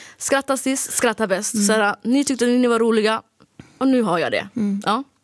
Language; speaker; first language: Swedish; early bilingual, other home language; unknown